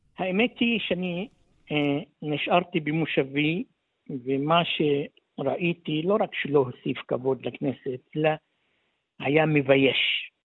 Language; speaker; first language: Hebrew; non-native, local second language; Arabic